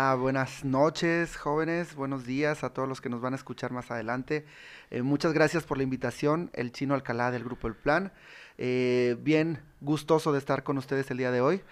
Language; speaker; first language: Spanish; native; Spanish